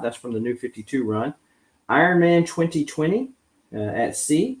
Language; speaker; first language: English; native; English